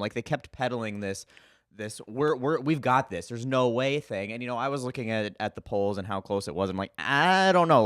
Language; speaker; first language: English; native; English